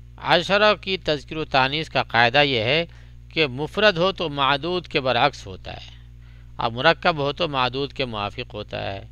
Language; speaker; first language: Urdu; native; Urdu